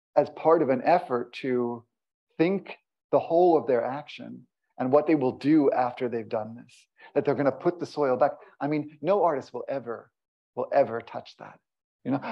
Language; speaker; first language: English; native; English